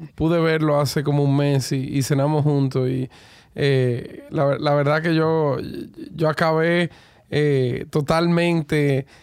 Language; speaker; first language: Spanish; native; Spanish